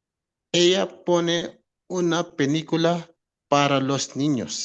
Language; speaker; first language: Spanish; non-native, learner; Filipino